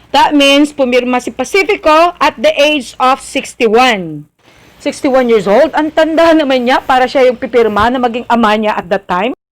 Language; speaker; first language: Filipino; non-native, local second language; Iloko